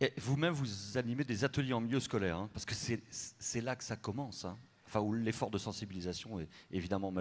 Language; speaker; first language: French; native; French